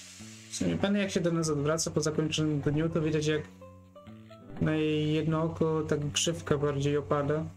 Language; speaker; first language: Polish; native; Polish